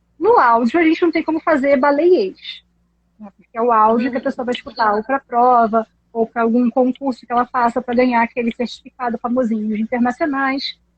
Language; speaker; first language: Portuguese; native; Portuguese